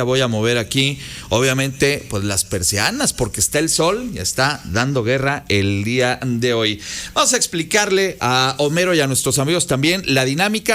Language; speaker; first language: Spanish; native; Spanish